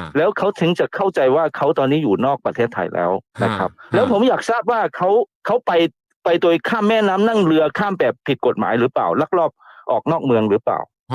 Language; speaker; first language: Thai; non-native, fluent; Chinese